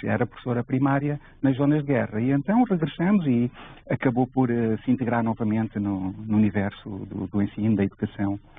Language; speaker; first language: Portuguese; early bilingual, other home language; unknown